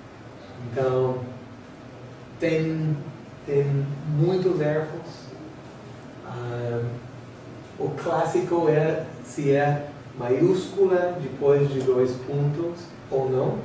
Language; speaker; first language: Portuguese; non-native, fluent; English